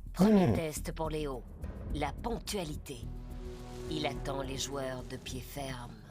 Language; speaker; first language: French; native; French